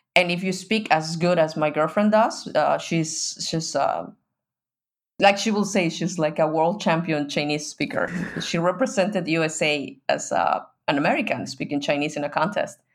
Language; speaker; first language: English; non-native, fluent; Spanish